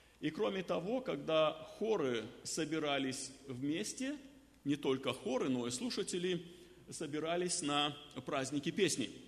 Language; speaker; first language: Russian; non-native, fluent; German